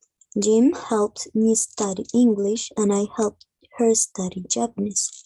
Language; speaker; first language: English; non-native, learner; Spanish